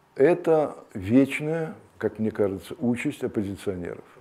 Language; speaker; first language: Russian; native; Russian